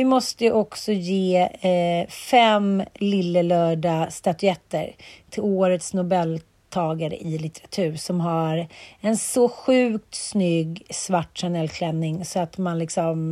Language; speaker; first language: Swedish; native; Swedish